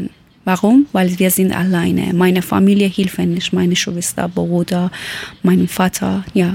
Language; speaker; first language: German; non-native, learner; Persian